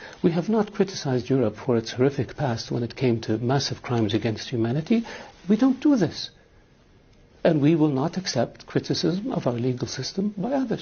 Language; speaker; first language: English; non-native, fluent; Arabic